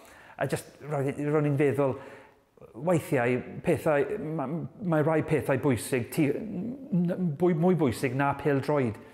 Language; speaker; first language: Welsh; non-native, learner; English